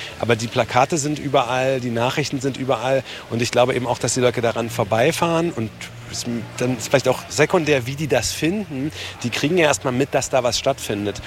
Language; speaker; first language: German; native; German